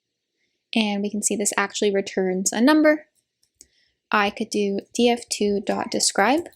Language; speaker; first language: English; native; English